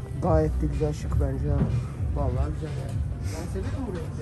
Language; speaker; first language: Turkish; native; Turkish